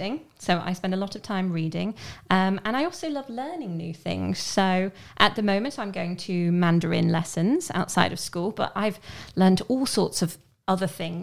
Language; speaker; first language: English; native; English